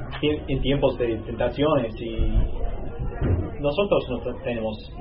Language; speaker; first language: Spanish; non-native, learner; English